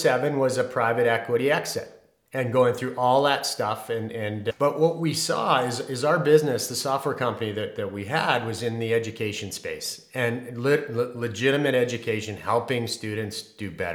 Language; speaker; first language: English; native; English